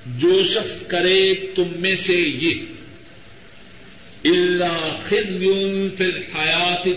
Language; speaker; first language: Urdu; non-native, local second language; Punjabi